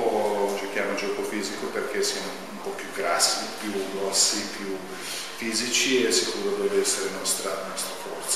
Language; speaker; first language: Italian; non-native, fluent; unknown